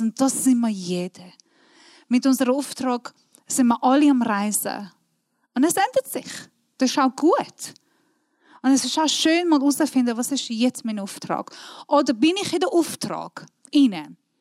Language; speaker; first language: German; non-native, fluent; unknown